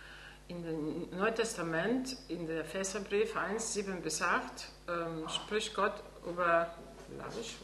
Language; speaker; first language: German; non-native, fluent; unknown